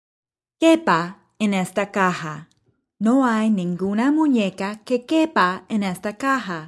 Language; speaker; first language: Spanish; non-native, fluent; English